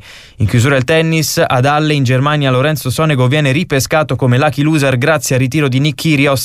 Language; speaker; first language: Italian; native; Italian